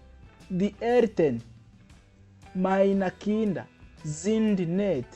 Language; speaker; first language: German; non-native, fluent; Kinyarwanda